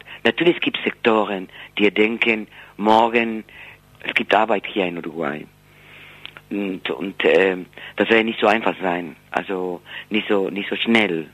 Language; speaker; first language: German; non-native, fluent; Spanish